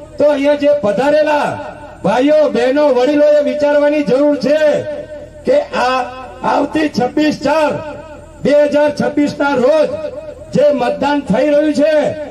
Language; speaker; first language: Gujarati; native; Gujarati